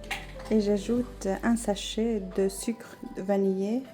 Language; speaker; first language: French; non-native, learner; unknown